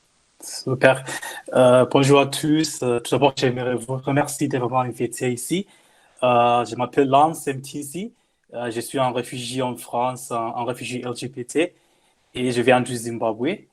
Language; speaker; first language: French; non-native, fluent; English